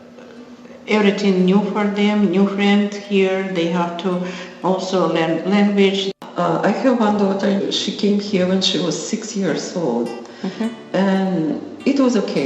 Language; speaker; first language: English; non-native, learner; Russian